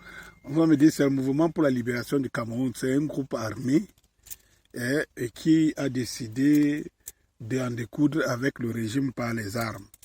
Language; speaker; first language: French; native; French